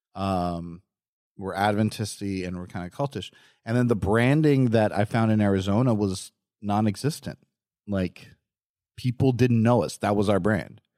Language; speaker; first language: English; native; English